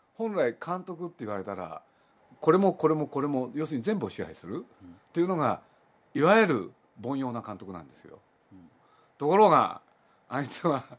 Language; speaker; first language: Japanese; native; Japanese